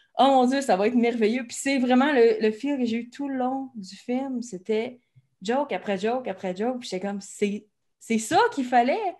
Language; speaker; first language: French; native; French